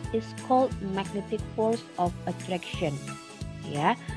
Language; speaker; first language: English; non-native, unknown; Indonesian